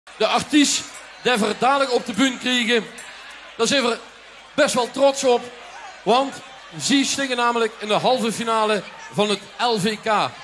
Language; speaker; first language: Dutch; native; Dutch